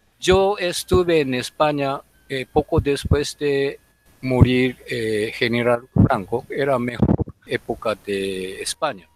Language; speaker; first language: Spanish; non-native, fluent; Japanese